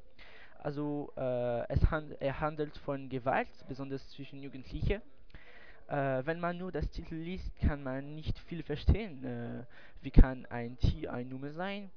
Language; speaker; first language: German; non-native, learner; French